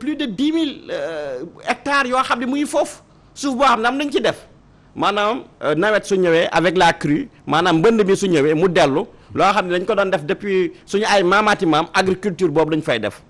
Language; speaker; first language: Wolof; non-native, local second language; Fula